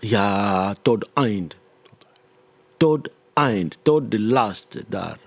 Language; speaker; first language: Dutch; non-native, fluent; Lingala